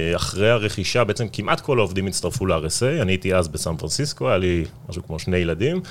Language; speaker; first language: Hebrew; native; Hebrew